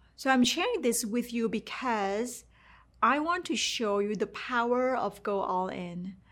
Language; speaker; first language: English; non-native, fluent; Thai